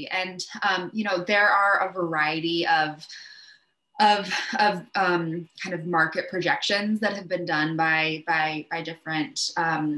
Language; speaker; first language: English; native; English